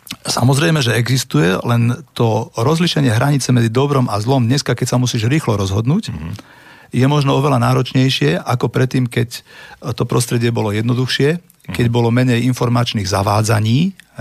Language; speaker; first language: Slovak; native; Slovak